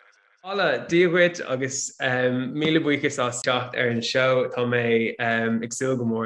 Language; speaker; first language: Irish; non-native, local second language; English